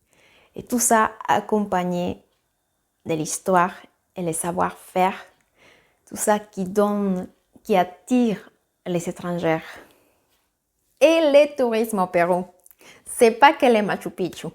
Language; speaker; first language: French; non-native, fluent; Spanish